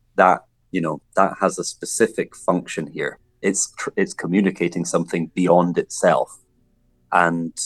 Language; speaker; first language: English; native; English